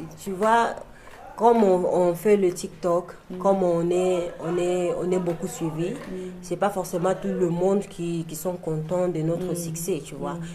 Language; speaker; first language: French; non-native, local second language; Luba-Lulua